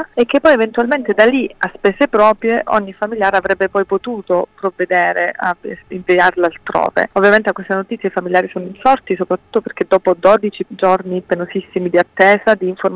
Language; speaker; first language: Italian; native; Italian